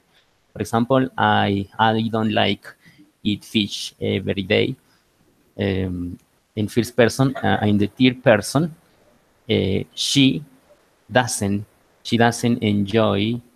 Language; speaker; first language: English; non-native, learner; Spanish